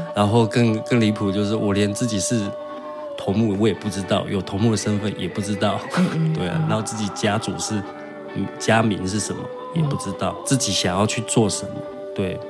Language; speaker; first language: Chinese; native; Chinese